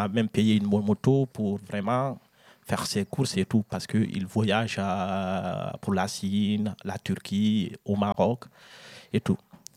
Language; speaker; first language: French; non-native, local second language; Fula